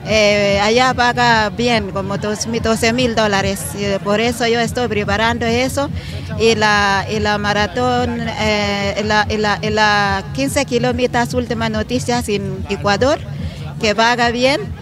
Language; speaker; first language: Spanish; non-native, learner; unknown